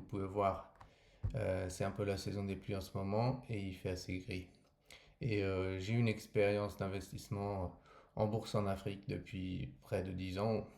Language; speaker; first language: French; native; French